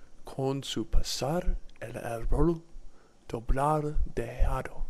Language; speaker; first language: Spanish; non-native, learner; English